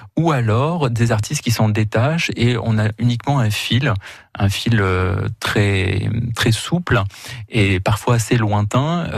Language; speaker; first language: French; native; French